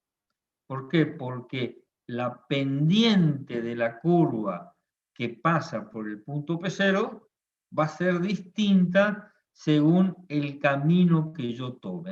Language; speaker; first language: Spanish; native; Spanish